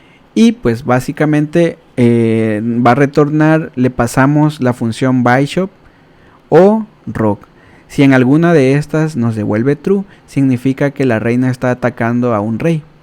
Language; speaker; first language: Spanish; native; Spanish